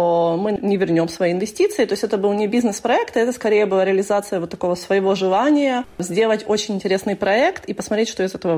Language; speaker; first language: Russian; native; Russian